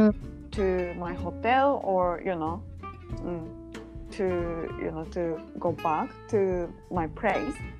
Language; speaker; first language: English; non-native, learner; Japanese